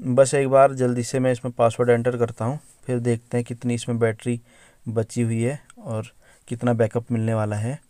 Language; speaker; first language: Hindi; native; Hindi